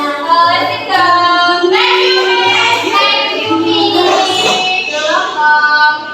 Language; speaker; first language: English; non-native, learner; Indonesian